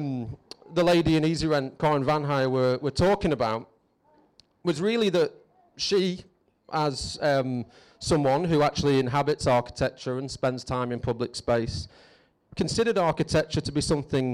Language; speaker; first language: English; native; English